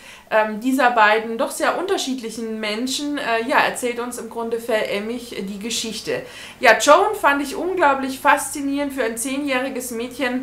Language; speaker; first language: German; native; German